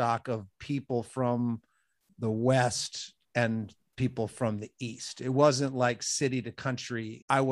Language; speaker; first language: English; native; English